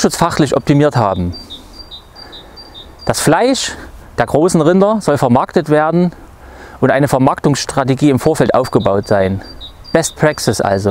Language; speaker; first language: German; native; German